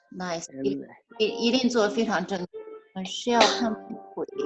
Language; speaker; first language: Chinese; native; Chinese